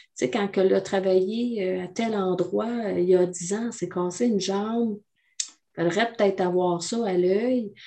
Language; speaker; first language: French; native; French